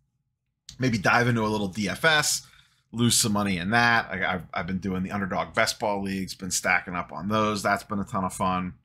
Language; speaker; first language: English; native; English